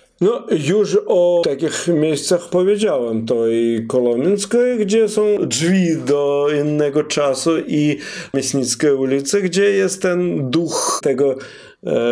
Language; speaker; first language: Polish; non-native, fluent; Russian